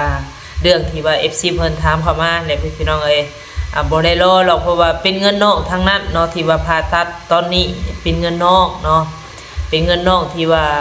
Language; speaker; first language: Thai; non-native, local second language; Lao